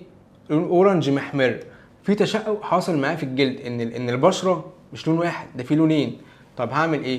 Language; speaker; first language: Arabic; native; Arabic